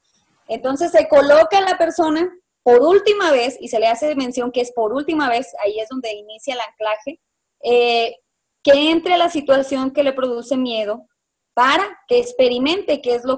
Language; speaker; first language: Spanish; native; Spanish